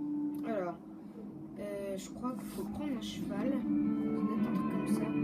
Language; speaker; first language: French; native; French